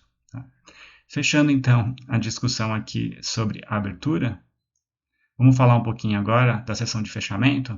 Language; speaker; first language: Portuguese; native; Portuguese